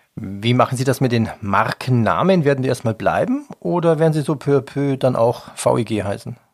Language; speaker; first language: German; native; German